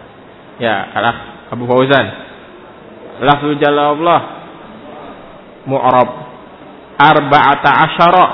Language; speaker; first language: Arabic; non-native, fluent; Indonesian